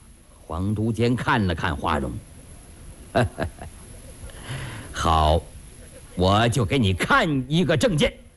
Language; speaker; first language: Chinese; native; Chinese